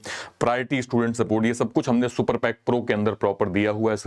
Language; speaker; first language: Hindi; native; Hindi